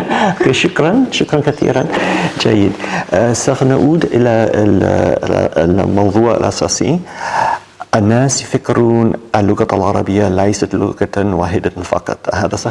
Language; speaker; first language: Arabic; non-native, learner; English